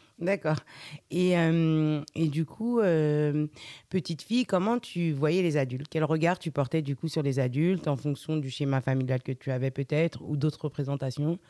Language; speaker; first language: French; early bilingual, other home language; Fula